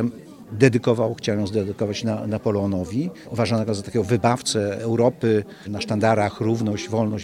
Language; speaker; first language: Polish; native; Polish